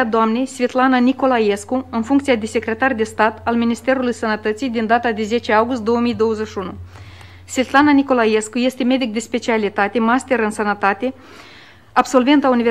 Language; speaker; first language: Romanian; native; Romanian